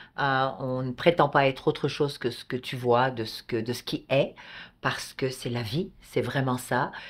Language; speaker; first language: French; native; French